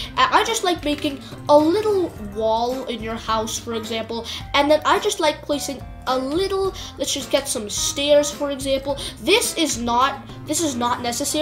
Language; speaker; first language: English; native; English